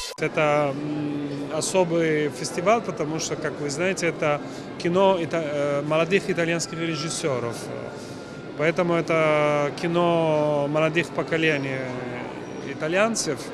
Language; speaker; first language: Russian; non-native, fluent; Italian